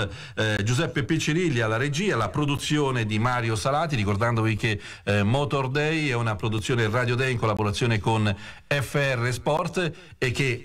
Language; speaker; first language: Italian; native; Italian